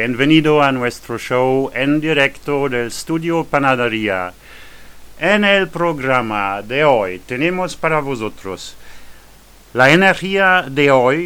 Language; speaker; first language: Spanish; non-native, learner; French